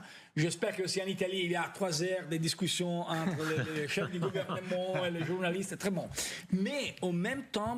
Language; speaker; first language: French; non-native, fluent; Italian